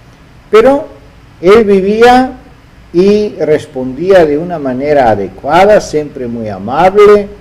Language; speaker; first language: Spanish; non-native, fluent; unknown